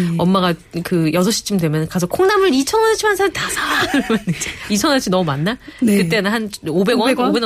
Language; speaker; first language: Korean; native; Korean